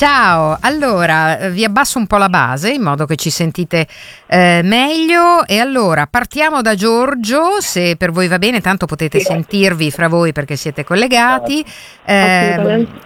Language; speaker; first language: Italian; native; Italian